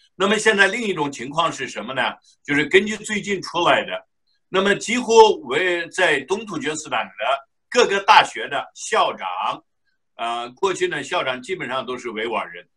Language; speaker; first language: Chinese; non-native, local second language; Uyghur